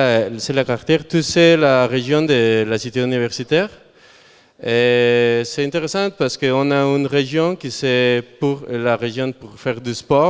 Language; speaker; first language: French; non-native, learner; Spanish